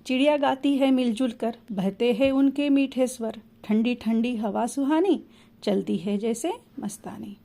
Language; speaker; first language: Hindi; non-native, local second language; Telugu